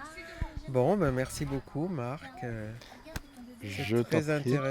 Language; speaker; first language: French; native; French